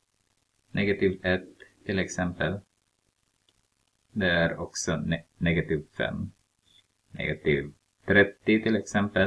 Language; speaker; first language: Swedish; non-native, fluent; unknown